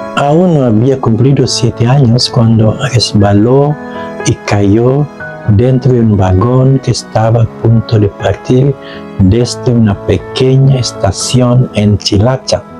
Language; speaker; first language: Spanish; non-native, fluent; Indonesian